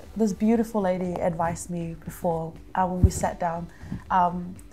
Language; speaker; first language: English; early bilingual, other home language; Samoan